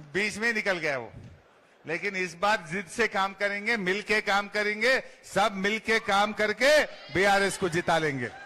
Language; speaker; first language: Hindi; non-native, local second language; Telugu